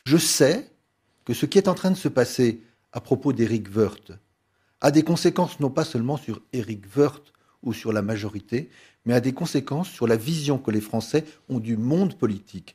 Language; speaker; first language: French; native; French